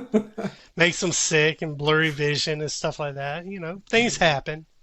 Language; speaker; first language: English; native; English